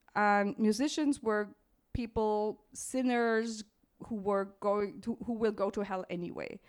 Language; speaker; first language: English; non-native, fluent; German